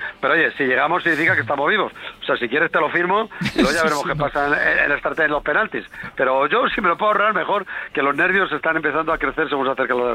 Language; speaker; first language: Spanish; native; Spanish